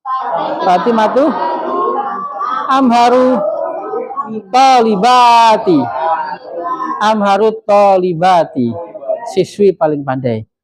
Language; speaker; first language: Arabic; non-native, fluent; Indonesian